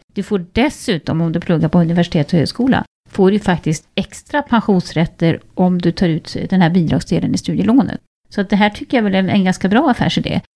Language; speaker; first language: Swedish; native; Swedish